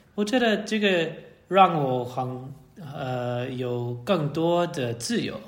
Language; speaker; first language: Chinese; non-native, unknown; English